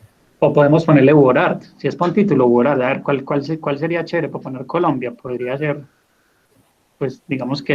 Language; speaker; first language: Spanish; native; Spanish